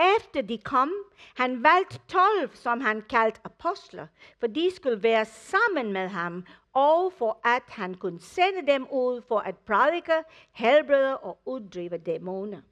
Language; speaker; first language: Danish; non-native, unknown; English